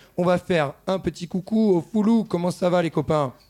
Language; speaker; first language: French; native; French